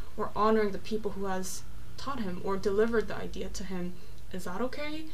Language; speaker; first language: English; non-native, fluent; Korean